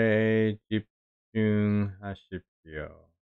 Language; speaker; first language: Korean; non-native, learner; English